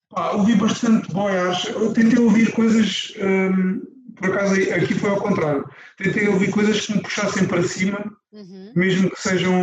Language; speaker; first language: Portuguese; native; Portuguese